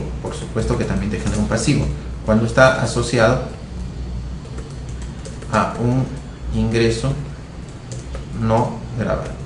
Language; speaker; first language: Spanish; native; Spanish